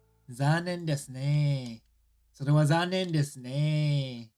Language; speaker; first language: Japanese; non-native, learner; English